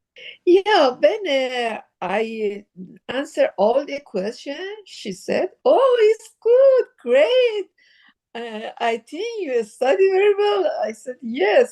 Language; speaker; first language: English; non-native, learner; Persian